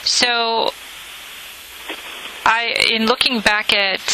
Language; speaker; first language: English; native; English